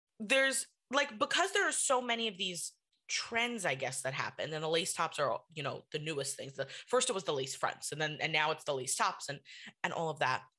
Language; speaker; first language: English; native; English